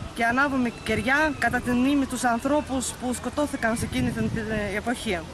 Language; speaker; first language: Greek; non-native, fluent; Russian